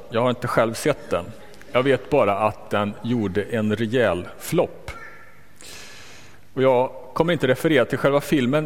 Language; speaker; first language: Swedish; native; Swedish